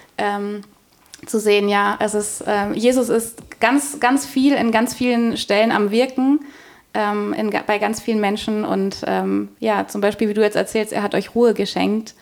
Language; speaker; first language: German; native; German